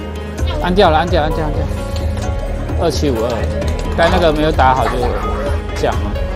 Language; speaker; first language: Chinese; native; Chinese